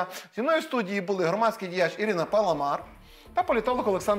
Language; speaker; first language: Ukrainian; native; Ukrainian